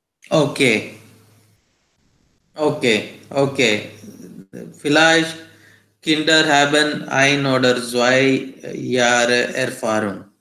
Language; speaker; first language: German; non-native, learner; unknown